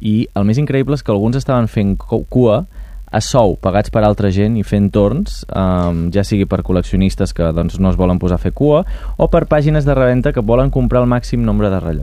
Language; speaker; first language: Catalan; native; Catalan